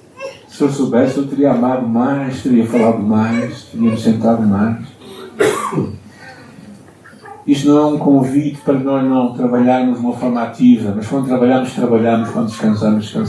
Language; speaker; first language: Portuguese; native; Portuguese